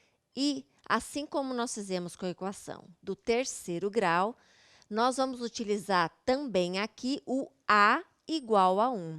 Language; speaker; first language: Portuguese; native; Portuguese